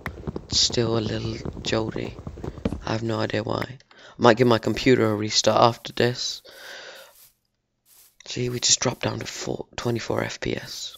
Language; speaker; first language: English; native; English